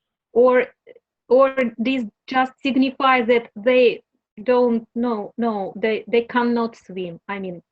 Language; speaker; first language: English; non-native, learner; Russian